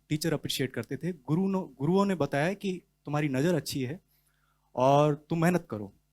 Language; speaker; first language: Hindi; native; Hindi